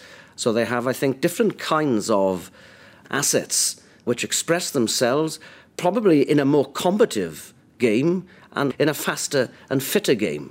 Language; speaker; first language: English; native; English